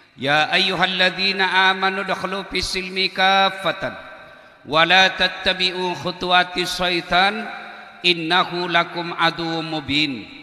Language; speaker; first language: Indonesian; non-native, local second language; Buginese